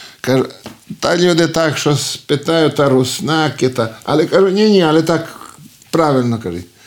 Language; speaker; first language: Ukrainian; early bilingual, heritage; Ukrainian